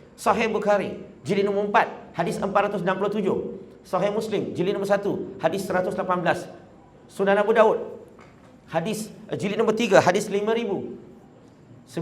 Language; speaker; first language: Malay; non-native, local second language; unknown